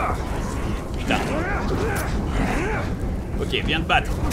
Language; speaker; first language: French; native; French